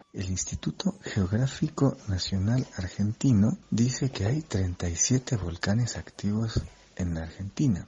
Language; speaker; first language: Spanish; non-native, fluent; French